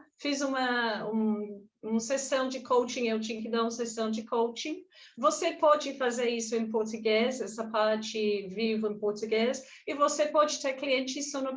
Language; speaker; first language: Portuguese; non-native, fluent; English